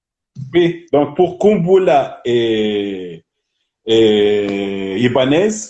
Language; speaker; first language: French; non-native, local second language; Arabic